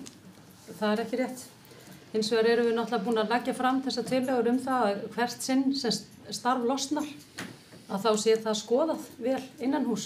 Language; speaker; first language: Icelandic; native; Icelandic